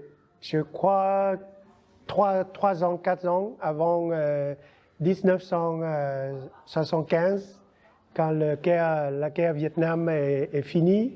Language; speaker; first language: French; non-native, learner; Vietnamese